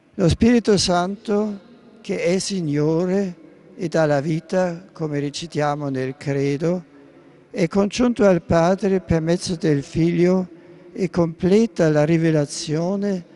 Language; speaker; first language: Italian; non-native, fluent; German